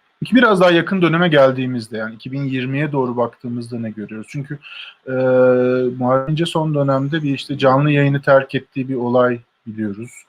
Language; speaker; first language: Turkish; native; Turkish